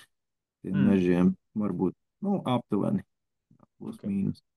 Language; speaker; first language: Latvian; native; Latvian